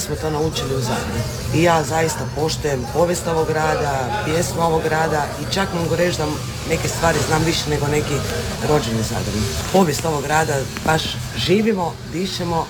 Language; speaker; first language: Croatian; native; Croatian